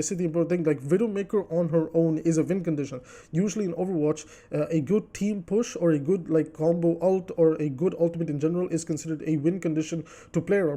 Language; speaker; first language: English; native; English